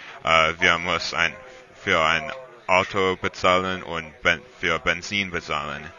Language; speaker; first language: German; non-native, learner; English